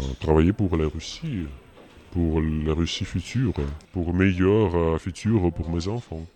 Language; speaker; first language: French; non-native, learner; Russian